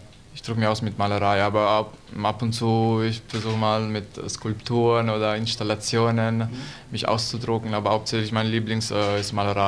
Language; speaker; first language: German; non-native, learner; Italian